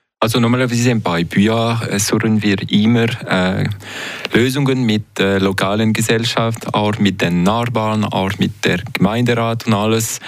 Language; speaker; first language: German; non-native, local second language; Italian